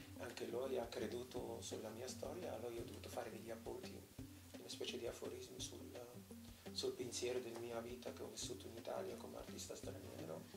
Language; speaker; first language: Italian; non-native, fluent; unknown